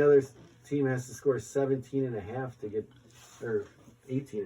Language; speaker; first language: English; native; English